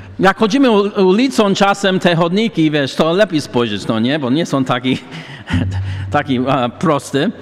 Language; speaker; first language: Polish; non-native, fluent; English